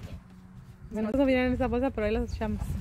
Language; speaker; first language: Spanish; native; Spanish